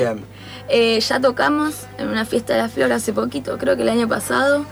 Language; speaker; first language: Spanish; native; Spanish